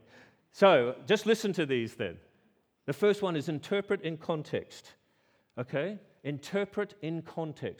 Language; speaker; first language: English; native; English